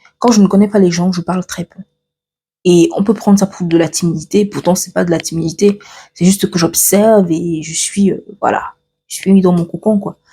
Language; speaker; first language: French; early bilingual, other home language; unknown